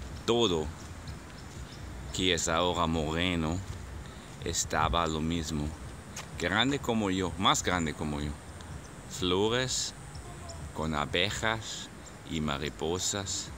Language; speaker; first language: Spanish; non-native, learner; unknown